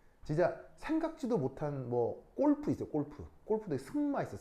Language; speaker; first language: Korean; native; Korean